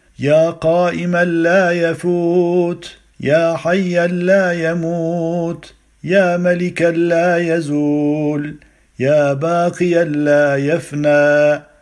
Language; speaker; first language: Arabic; non-native, fluent; Turkish